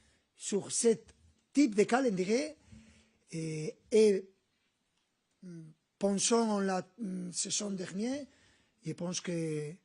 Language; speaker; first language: French; non-native, learner; Spanish